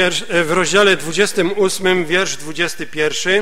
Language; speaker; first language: Polish; native; Polish